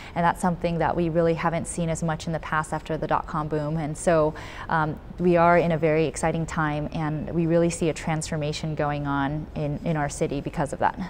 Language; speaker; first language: English; native; English